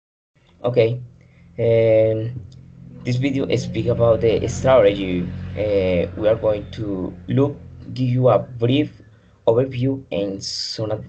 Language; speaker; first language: English; non-native, learner; Spanish